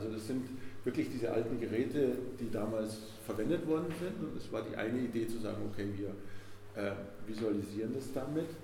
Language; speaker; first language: German; native; German